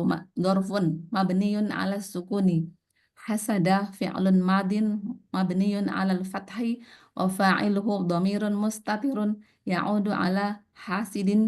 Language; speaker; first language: Arabic; non-native, learner; Indonesian